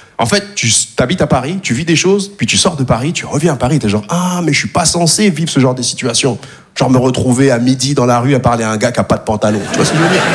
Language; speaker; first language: French; native; French